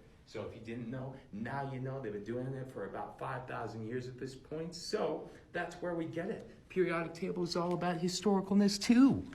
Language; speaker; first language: English; native; English